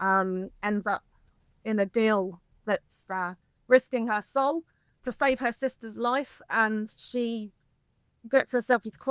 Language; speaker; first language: English; native; English